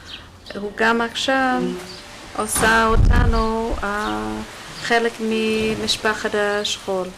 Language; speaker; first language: Hebrew; non-native, fluent; English